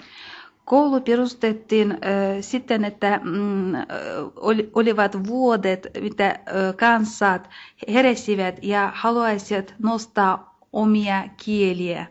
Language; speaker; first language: Finnish; non-native, fluent; Russian